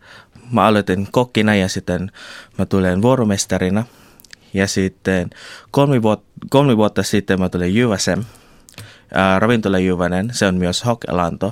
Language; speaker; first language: Finnish; non-native, learner; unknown